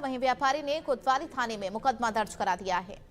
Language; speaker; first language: Hindi; native; Hindi